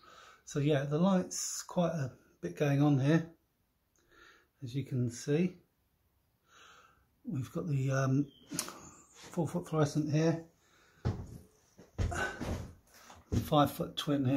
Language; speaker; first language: English; native; English